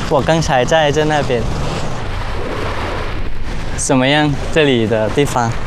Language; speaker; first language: Chinese; non-native, learner; Thai